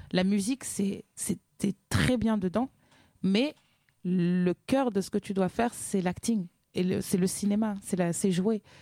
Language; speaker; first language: French; native; French